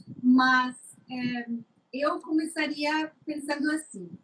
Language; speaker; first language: Portuguese; non-native, fluent; English